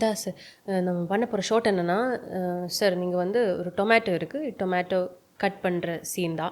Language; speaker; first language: Tamil; non-native, learner; Malayalam